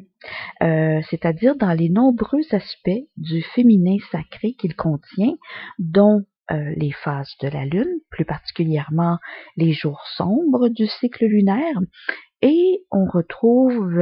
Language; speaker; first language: French; native; French